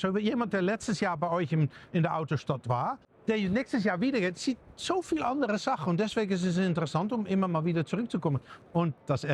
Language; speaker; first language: German; native; German